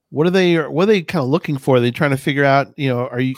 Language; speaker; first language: English; native; English